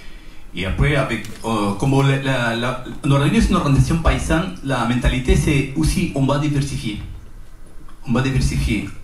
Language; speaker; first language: French; non-native, learner; Spanish